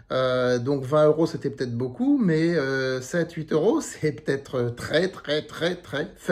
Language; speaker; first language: French; native; French